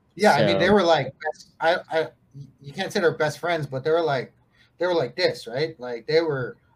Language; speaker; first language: English; native; English